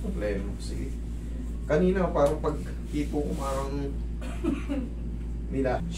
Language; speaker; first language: Filipino; native; Filipino